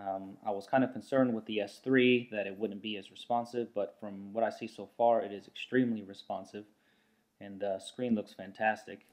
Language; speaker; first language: English; native; English